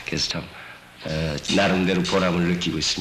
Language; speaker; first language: Korean; native; Korean